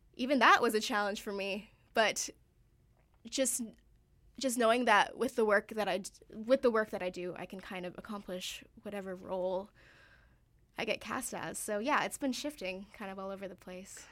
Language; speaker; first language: English; early bilingual, other home language; Filipino